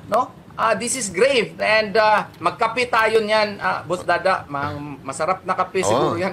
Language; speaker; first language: Filipino; native; Filipino